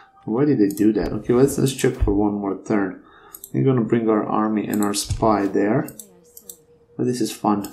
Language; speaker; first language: English; non-native, fluent; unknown